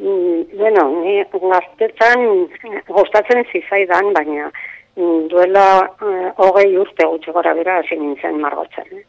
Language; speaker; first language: Basque; non-native, local second language; Spanish